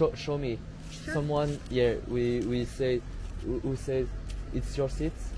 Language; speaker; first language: English; non-native, learner; French